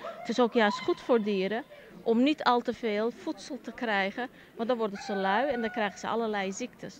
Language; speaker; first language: Dutch; early bilingual, other home language; Turkish